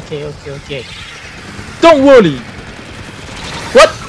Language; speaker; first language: English; non-native, learner; Japanese